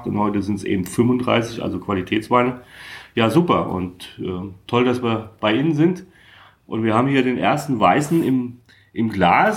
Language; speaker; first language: German; native; German